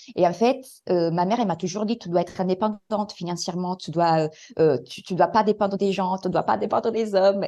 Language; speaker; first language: French; non-native, fluent; Italian